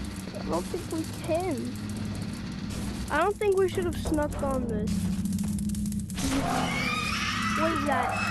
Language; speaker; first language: English; native; English